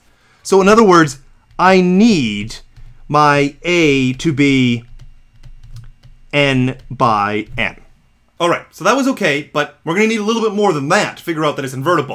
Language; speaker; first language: English; native; English